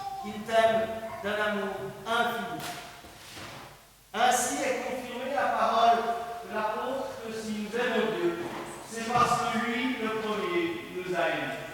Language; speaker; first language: French; native; French